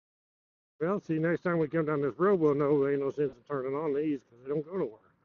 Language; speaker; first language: English; native; English